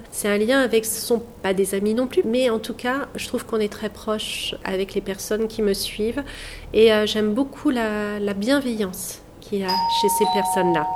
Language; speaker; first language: French; native; French